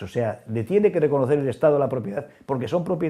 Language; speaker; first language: Spanish; native; Spanish